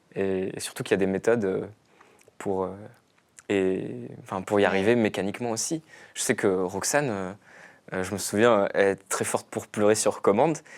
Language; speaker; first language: French; native; French